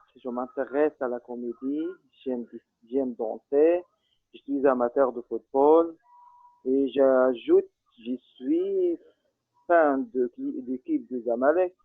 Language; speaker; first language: French; non-native, learner; Arabic